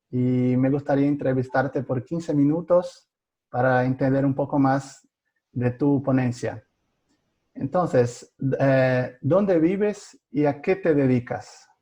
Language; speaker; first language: Spanish; non-native, fluent; Portuguese